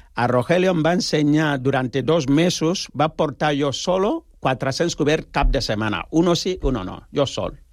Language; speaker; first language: Catalan; non-native, fluent; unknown